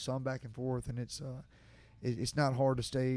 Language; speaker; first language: English; native; English